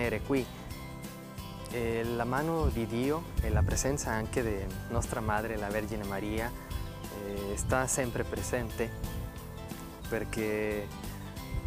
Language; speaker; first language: Italian; non-native, learner; Spanish